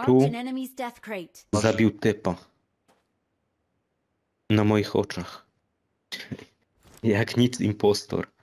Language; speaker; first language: Polish; native; Polish